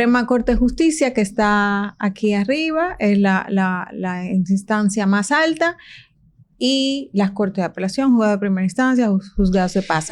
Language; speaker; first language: Spanish; native; Spanish